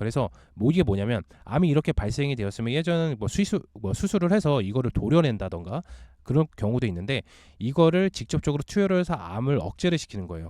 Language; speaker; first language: Korean; native; Korean